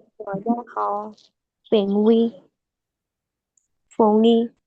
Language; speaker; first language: Chinese; non-native, learner; Bangla